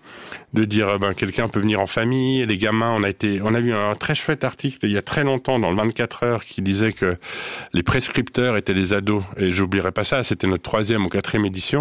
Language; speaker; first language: French; non-native, local second language; Swiss German